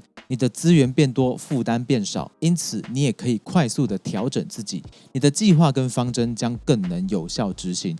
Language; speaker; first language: Chinese; native; Chinese